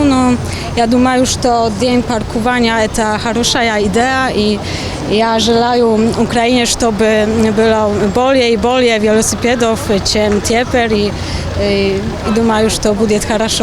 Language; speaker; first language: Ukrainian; non-native, learner; Polish